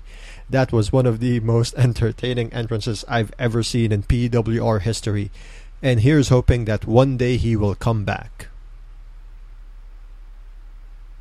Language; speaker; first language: English; non-native, local second language; Filipino